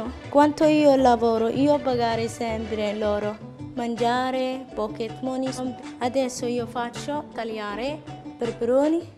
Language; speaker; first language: Italian; non-native, learner; Somali